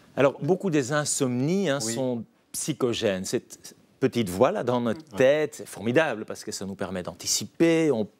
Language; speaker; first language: French; native; French